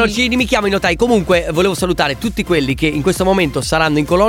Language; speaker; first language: Italian; native; Italian